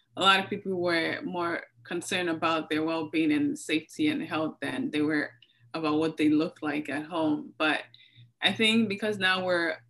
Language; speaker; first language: English; non-native, local second language; Yoruba